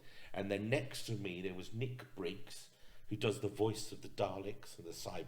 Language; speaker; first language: English; native; English